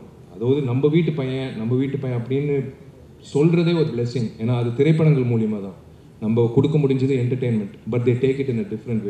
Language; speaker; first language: Tamil; native; Tamil